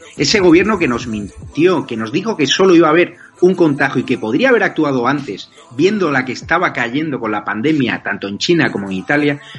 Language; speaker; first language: Spanish; native; Spanish